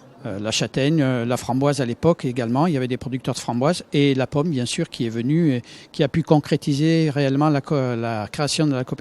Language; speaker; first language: French; native; French